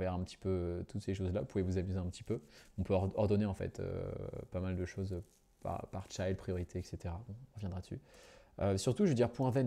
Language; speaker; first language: French; native; French